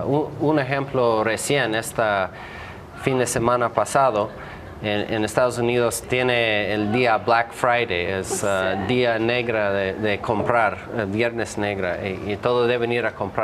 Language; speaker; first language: Spanish; non-native, fluent; English